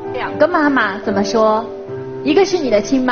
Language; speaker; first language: Chinese; native; Chinese